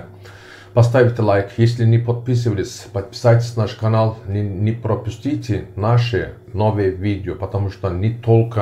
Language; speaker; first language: Russian; non-native, learner; Turkish